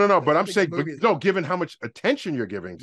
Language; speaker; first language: English; native; English